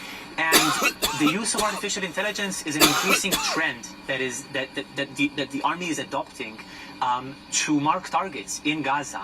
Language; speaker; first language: English; non-native, fluent; Hebrew